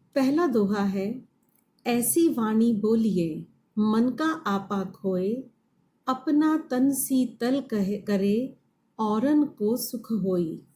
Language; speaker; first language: Hindi; native; Hindi